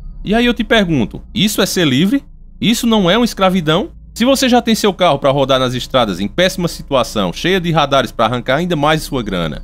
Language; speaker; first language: Portuguese; native; Portuguese